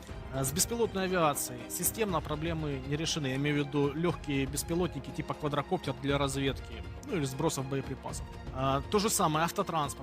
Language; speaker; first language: Russian; native; Russian